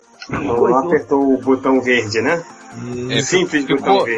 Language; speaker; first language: Portuguese; native; Portuguese